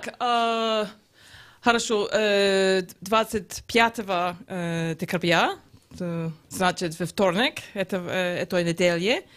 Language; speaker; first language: Russian; non-native, learner; English